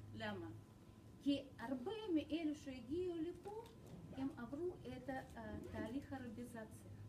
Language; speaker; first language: Hebrew; non-native, fluent; Russian